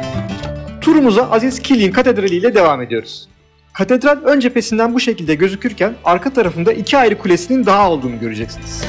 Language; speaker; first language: Turkish; native; Turkish